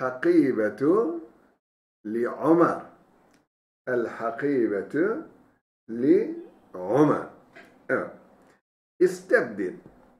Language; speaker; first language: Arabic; non-native, fluent; Turkish